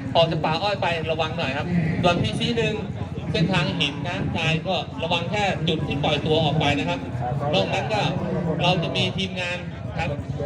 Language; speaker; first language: Thai; native; Thai